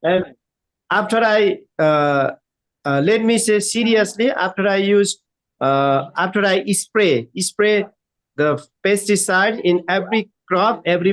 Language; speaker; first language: English; non-native, learner; Nepali